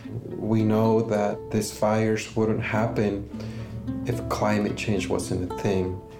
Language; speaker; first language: English; early bilingual, other home language; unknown